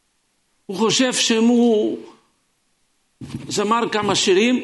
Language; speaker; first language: Hebrew; non-native, fluent; Russian